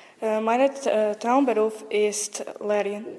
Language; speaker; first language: German; non-native, learner; Serbian